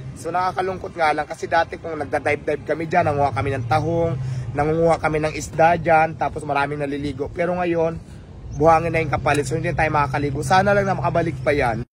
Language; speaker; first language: Filipino; native; Filipino